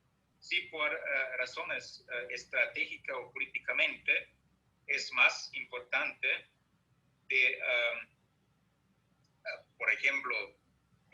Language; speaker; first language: Spanish; non-native, fluent; German